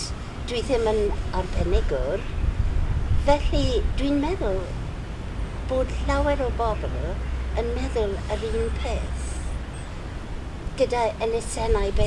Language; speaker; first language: Welsh; non-native, learner; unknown